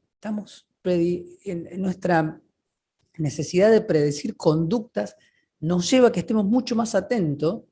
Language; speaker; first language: Spanish; native; Spanish